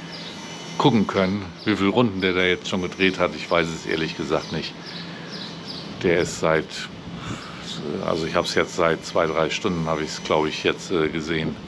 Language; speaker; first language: German; native; German